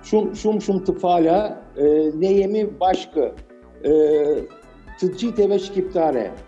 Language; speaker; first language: Albanian; non-native, learner; Turkish